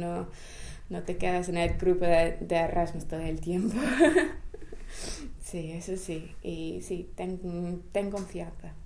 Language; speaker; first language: Spanish; non-native, fluent; English